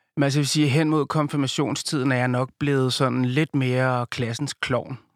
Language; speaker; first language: Danish; native; Danish